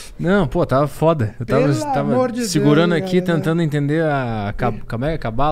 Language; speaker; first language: Portuguese; native; Portuguese